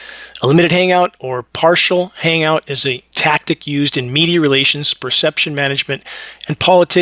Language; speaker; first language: English; native; English